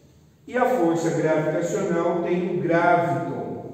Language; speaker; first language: Portuguese; native; Portuguese